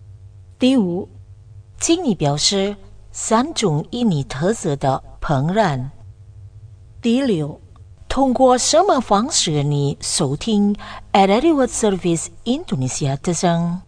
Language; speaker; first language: Chinese; non-native, learner; Indonesian